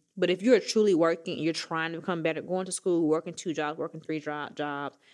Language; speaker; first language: English; native; English